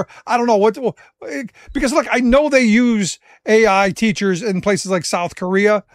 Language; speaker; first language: English; native; English